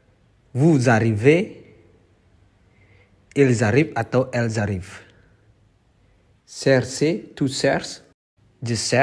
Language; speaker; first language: French; non-native, fluent; Indonesian